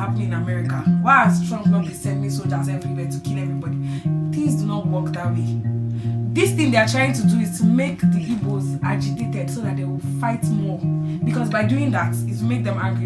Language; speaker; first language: English; non-native, local second language; Igbo